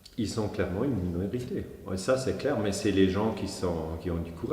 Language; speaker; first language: French; non-native, fluent; German